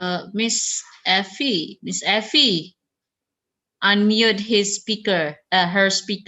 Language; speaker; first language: English; non-native, fluent; Indonesian